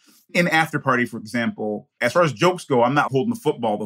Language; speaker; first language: English; native; English